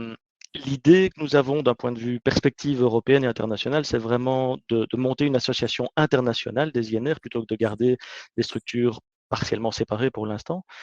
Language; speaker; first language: French; native; French